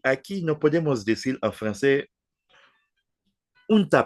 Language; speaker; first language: Spanish; non-native, fluent; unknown